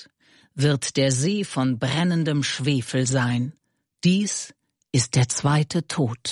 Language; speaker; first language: German; native; German